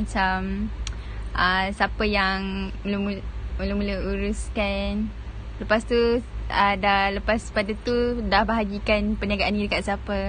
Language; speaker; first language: Malay; native; Malay